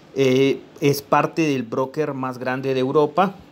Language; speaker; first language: Spanish; native; Spanish